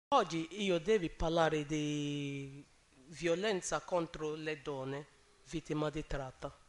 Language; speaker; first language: Italian; non-native, learner; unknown